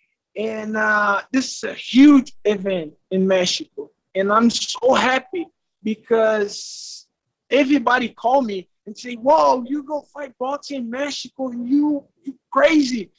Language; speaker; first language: English; non-native, learner; Portuguese